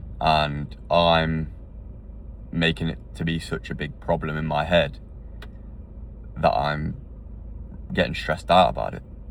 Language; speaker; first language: English; native; English